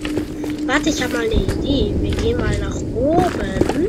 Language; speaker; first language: German; native; German